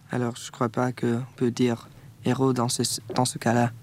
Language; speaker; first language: French; non-native, learner; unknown